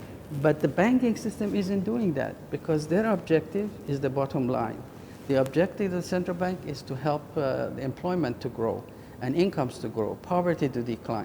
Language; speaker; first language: English; non-native, fluent; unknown